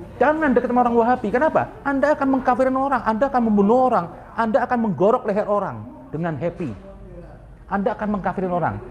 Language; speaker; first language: Indonesian; native; Indonesian